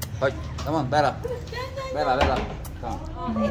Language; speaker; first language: English; non-native, fluent; Polish